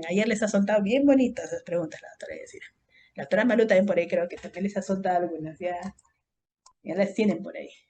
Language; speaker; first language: Spanish; native; Spanish